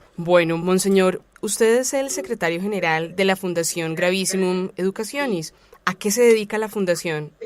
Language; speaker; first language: Spanish; native; Spanish